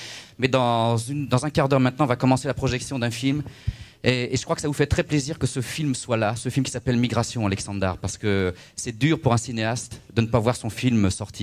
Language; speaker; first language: French; native; French